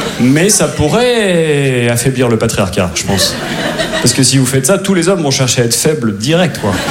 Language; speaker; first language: French; native; French